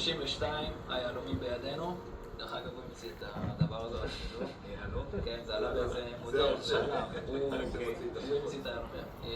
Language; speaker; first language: Hebrew; native; Hebrew